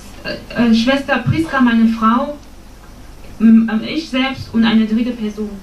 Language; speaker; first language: German; non-native, fluent; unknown